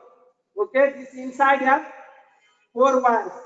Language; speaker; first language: English; non-native, learner; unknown